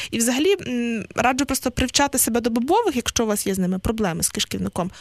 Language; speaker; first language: Ukrainian; native; Ukrainian